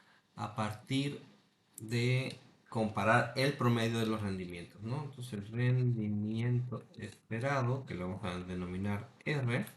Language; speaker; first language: Spanish; native; Spanish